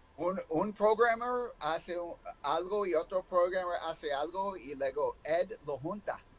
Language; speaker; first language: Spanish; early bilingual, heritage; Spanish